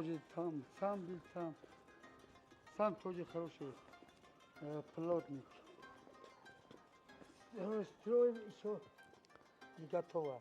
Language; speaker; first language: Russian; non-native, learner; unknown